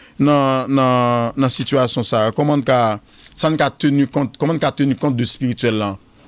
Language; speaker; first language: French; non-native, local second language; Haitian Creole